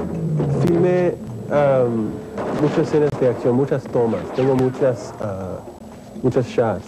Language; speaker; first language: Spanish; early bilingual, heritage; English